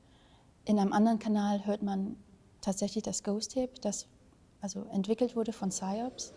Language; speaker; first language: German; early bilingual, other home language; Vietnamese